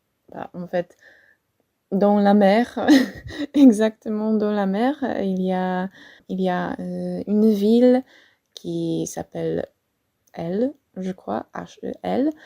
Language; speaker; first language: French; non-native, fluent; Polish